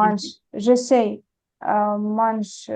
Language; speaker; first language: French; non-native, learner; Ukrainian